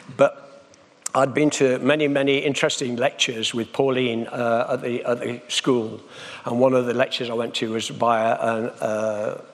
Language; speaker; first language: English; native; English